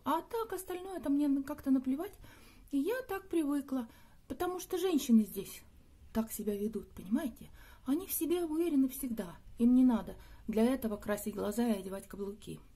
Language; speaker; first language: Russian; native; Russian